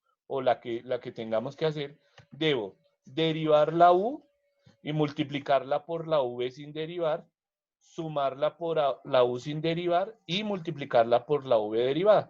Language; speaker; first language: Spanish; native; Spanish